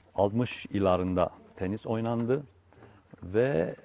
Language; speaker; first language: Turkish; non-native, fluent; Romanian